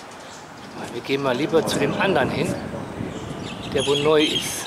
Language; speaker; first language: German; native; German